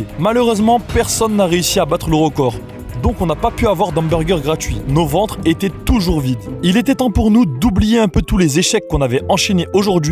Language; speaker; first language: French; native; French